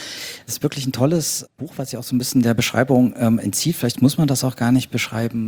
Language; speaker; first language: German; native; German